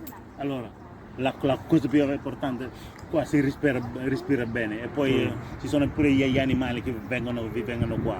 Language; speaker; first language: Italian; non-native, fluent; Wolof